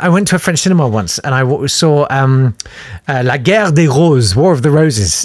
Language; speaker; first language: English; native; English